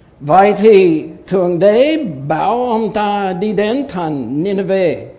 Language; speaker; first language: Vietnamese; non-native, fluent; English